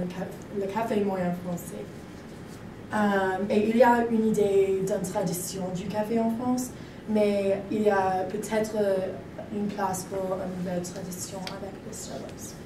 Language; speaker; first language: French; non-native, learner; English